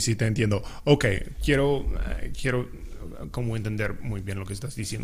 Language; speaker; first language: Spanish; non-native, local second language; English